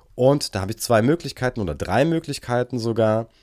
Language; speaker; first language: German; native; German